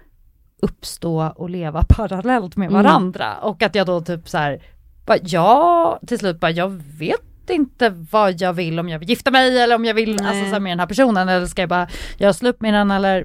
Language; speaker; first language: Swedish; native; Swedish